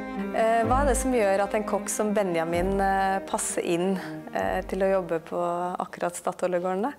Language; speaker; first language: Norwegian; native; Norwegian